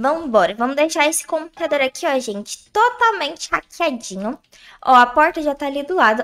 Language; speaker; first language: Portuguese; native; Portuguese